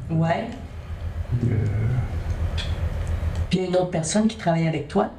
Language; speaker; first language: French; native; French